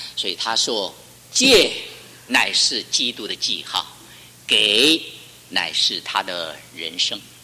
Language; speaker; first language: Chinese; native; Chinese